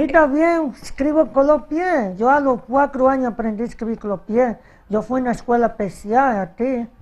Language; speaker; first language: Spanish; early bilingual, heritage; Spanish